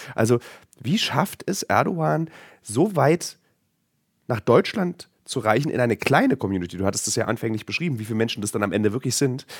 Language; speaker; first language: German; native; German